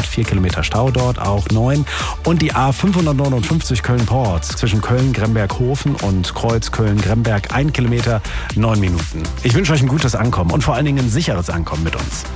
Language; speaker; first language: German; native; German